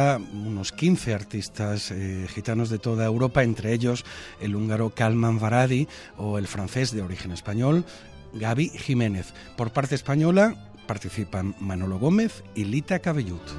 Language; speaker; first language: Spanish; native; Spanish